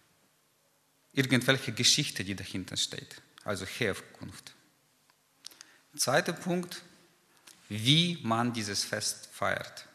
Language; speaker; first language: German; non-native, fluent; Ukrainian